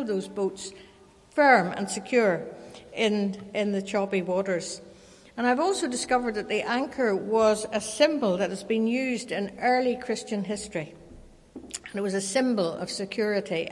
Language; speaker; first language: English; native; English